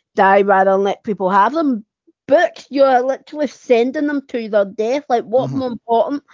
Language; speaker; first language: English; native; English